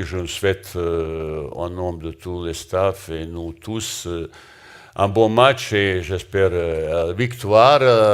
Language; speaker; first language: French; non-native, learner; Bosnian